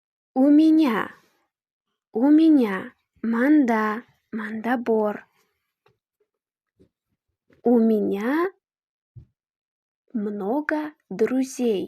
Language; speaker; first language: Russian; non-native, fluent; Uzbek